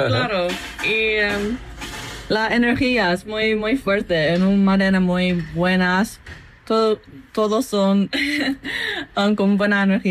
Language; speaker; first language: Spanish; non-native, learner; English